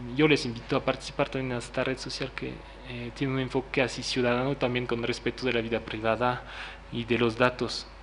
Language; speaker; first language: Spanish; non-native, fluent; French